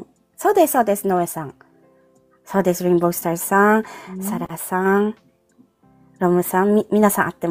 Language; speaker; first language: Japanese; non-native, fluent; Filipino